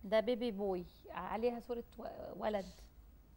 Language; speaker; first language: Arabic; native; Arabic